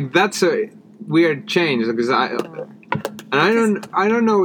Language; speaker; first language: English; non-native, fluent; Finnish